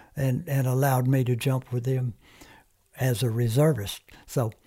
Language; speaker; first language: English; early bilingual, other home language; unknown